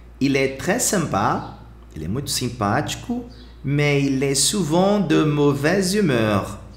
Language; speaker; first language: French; non-native, fluent; Portuguese